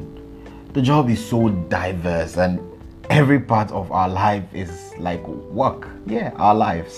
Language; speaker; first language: English; non-native, local second language; Yoruba